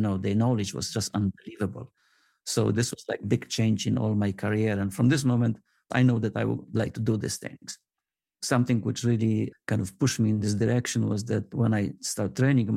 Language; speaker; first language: English; non-native, fluent; Polish